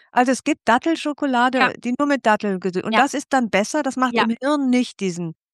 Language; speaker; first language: German; native; German